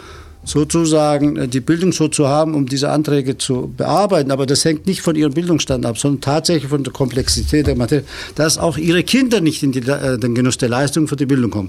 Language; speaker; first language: German; native; German